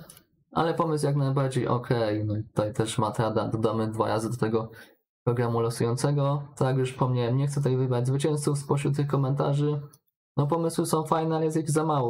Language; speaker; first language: Polish; native; Polish